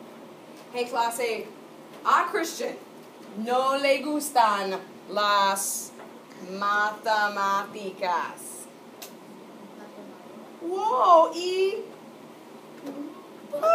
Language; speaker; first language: Spanish; non-native, fluent; English